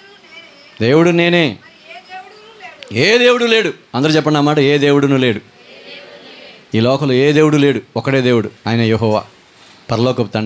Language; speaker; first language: Telugu; native; Telugu